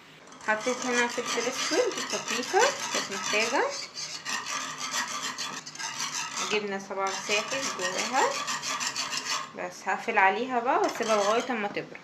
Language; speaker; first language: Arabic; native; Arabic